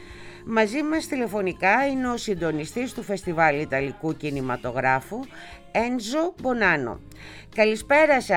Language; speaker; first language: Greek; native; Greek